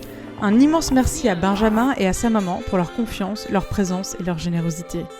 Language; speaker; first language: French; native; French